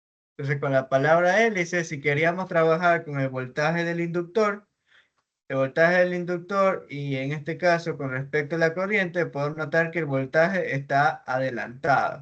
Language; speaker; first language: Spanish; native; Spanish